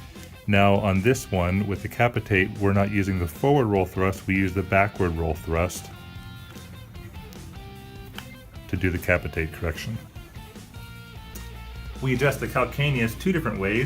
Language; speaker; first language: English; native; English